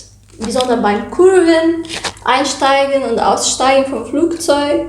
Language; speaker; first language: German; non-native, learner; Arabic